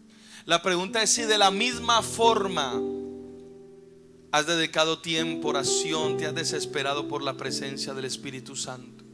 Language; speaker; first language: Spanish; native; Spanish